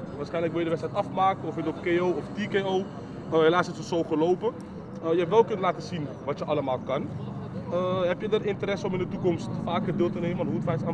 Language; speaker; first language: Dutch; native; Dutch